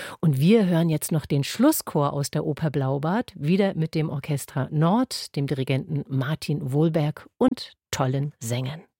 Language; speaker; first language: German; native; German